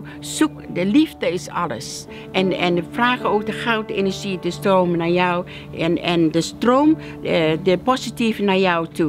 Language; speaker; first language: Dutch; non-native, learner; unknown